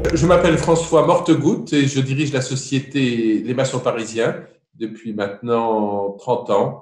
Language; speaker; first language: French; native; French